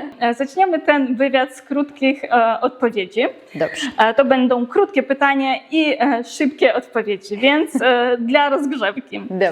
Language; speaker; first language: Polish; native; Polish